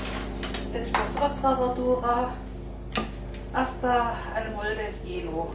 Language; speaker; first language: Spanish; non-native, learner; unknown